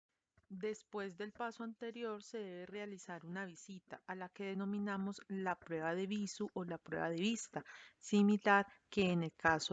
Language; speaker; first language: Spanish; native; Spanish